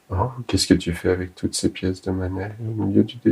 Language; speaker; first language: French; native; French